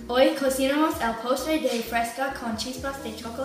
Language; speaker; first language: Spanish; non-native, learner; English